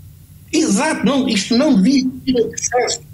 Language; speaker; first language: Portuguese; native; Portuguese